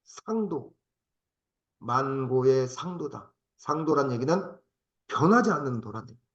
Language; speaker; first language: Korean; native; Korean